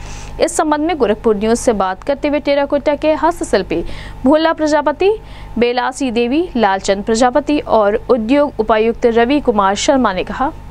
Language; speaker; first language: Hindi; native; Hindi